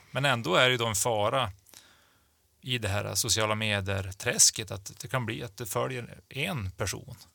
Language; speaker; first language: Swedish; native; Swedish